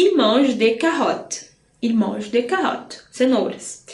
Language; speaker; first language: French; non-native, fluent; Portuguese